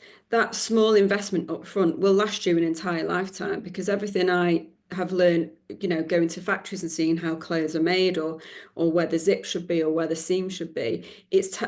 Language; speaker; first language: English; native; English